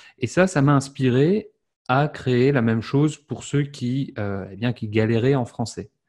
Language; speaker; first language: French; native; French